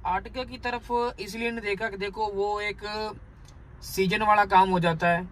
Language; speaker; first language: Hindi; native; Hindi